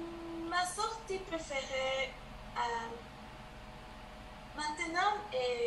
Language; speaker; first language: French; non-native, learner; Spanish